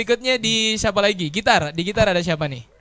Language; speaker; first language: Indonesian; native; Indonesian